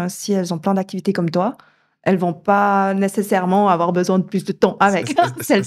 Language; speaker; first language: French; native; French